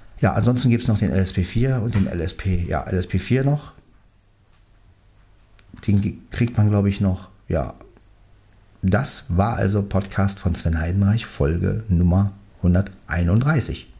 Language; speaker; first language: German; native; German